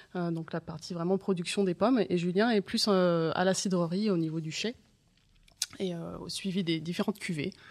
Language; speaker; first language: French; native; French